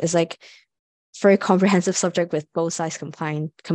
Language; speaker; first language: English; non-native, local second language; Cantonese